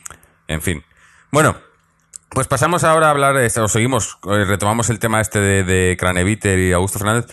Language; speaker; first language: Spanish; native; Spanish